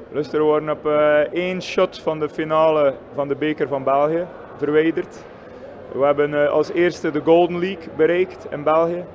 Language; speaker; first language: Dutch; non-native, local second language; French